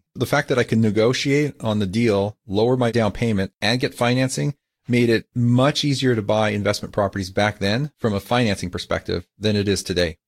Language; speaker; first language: English; native; English